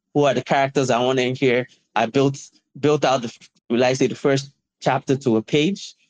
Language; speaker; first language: English; non-native, local second language; Yoruba